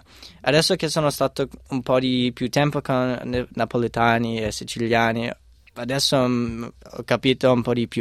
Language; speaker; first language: Italian; non-native, fluent; English